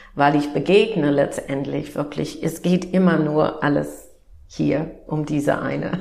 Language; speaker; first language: German; non-native, fluent; English